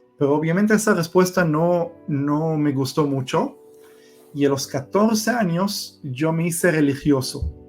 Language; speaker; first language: Spanish; early bilingual, heritage; Hebrew